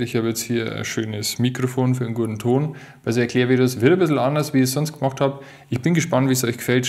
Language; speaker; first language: German; native; German